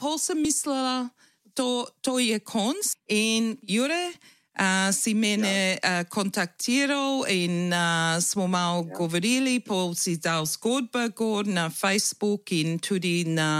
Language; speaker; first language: Slovenian; early bilingual, heritage; English